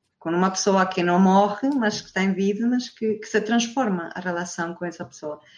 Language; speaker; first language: Portuguese; non-native, fluent; Spanish